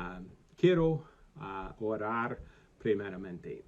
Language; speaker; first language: Spanish; non-native, learner; English